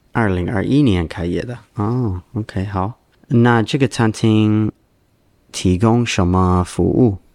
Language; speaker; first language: Chinese; non-native, learner; English